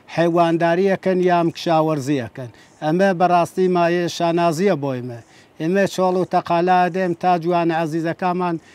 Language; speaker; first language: Central Kurdish; non-native, local second language; Gurani